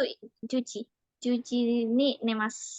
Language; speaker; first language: Japanese; non-native, learner; Indonesian